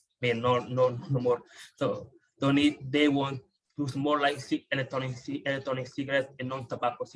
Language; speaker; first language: English; non-native, fluent; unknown